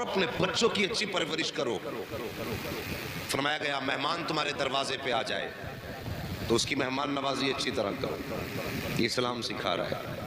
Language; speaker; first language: Urdu; native; Urdu